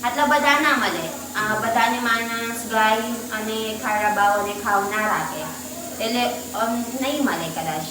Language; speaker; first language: Gujarati; non-native, learner; Filipino